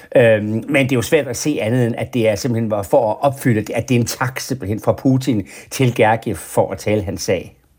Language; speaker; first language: Danish; native; Danish